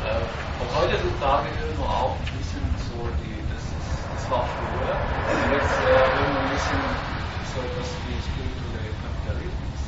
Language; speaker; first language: German; non-native, learner; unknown